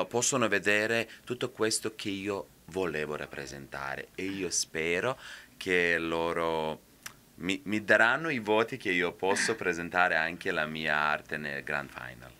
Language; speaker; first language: Italian; non-native, fluent; Serbian